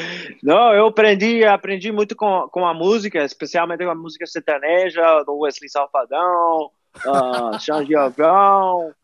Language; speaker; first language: Portuguese; non-native, fluent; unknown